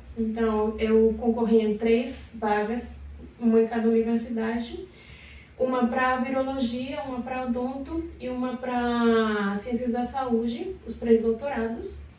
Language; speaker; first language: Portuguese; non-native, fluent; Spanish